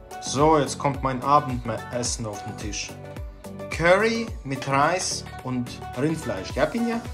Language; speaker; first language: German; native; German